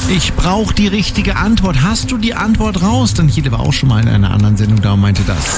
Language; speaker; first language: German; native; German